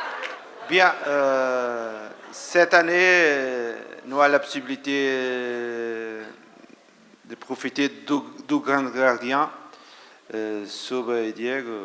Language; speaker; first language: French; non-native, fluent; Portuguese